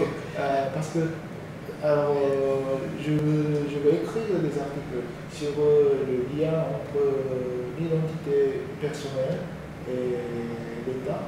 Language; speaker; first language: French; non-native, learner; Japanese